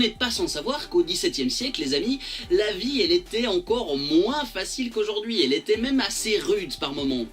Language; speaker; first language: French; native; French